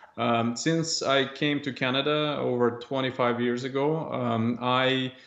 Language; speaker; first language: English; non-native, fluent; Russian